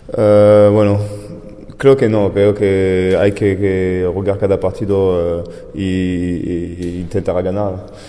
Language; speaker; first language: Spanish; non-native, fluent; French